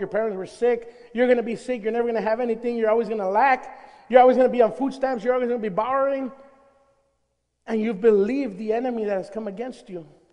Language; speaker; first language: English; early bilingual, other home language; Spanish